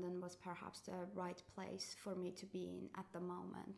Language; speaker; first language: English; non-native, fluent; Persian